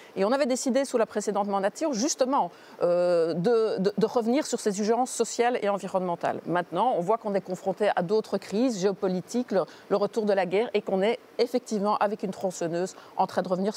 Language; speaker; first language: French; native; French